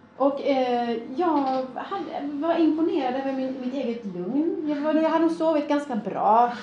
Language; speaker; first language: Swedish; early bilingual, other home language; Persian